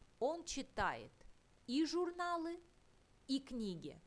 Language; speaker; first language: Russian; non-native, fluent; Turkish